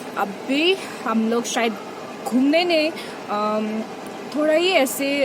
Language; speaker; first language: Hindi; non-native, local second language; Assamese